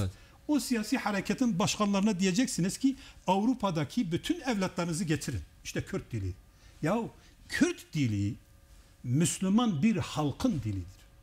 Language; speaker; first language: Turkish; non-native, local second language; Kurdish